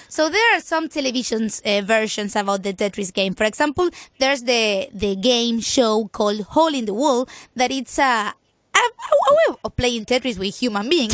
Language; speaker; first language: English; non-native, fluent; Spanish